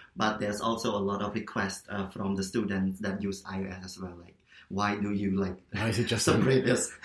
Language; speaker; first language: English; non-native, fluent; Khmer